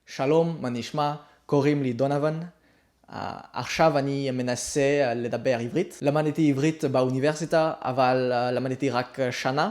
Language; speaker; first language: Hebrew; non-native, learner; Vietnamese